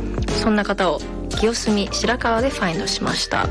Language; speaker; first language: Japanese; native; Japanese